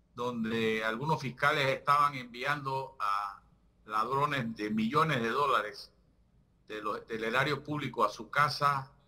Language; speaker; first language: Spanish; native; Spanish